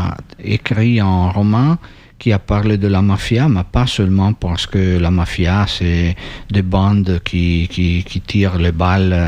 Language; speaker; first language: French; non-native, fluent; Italian